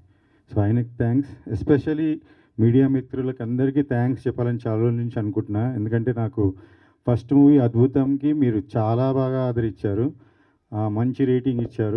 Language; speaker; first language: Telugu; native; Telugu